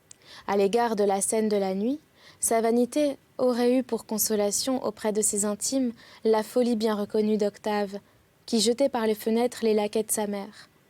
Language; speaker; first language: French; native; French